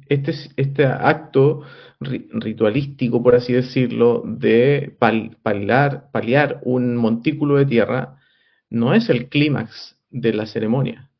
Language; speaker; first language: Spanish; native; Spanish